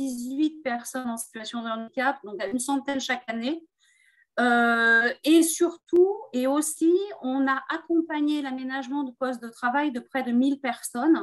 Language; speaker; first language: French; native; French